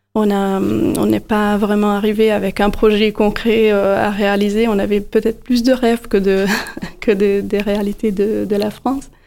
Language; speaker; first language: French; non-native, fluent; Hungarian